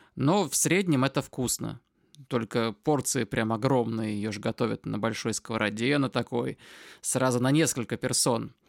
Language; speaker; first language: Russian; native; Russian